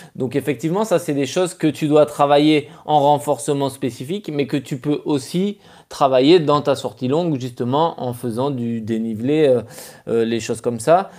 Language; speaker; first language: French; native; French